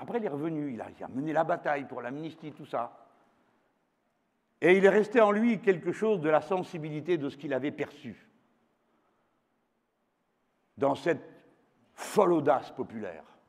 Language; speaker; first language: French; native; French